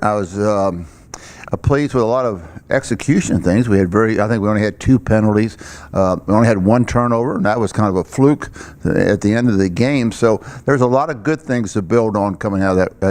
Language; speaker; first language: English; native; English